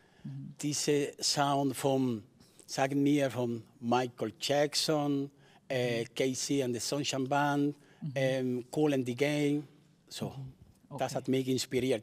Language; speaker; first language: German; non-native, fluent; Spanish